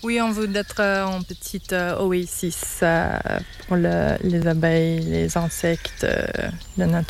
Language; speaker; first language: French; non-native, learner; English